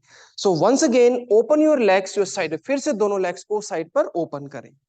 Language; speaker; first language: Hindi; native; Hindi